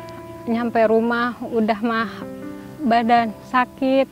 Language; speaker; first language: Indonesian; non-native, local second language; Sundanese